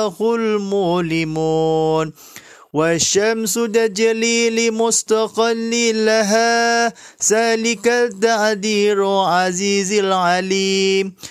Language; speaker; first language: Arabic; non-native, fluent; Malay